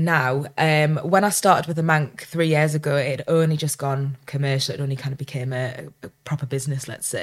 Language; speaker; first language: English; native; English